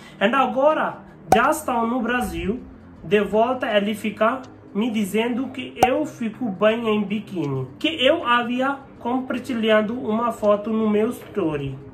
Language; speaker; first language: Portuguese; non-native, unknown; Hindi